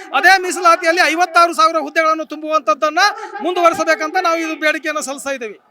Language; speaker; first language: Kannada; native; Kannada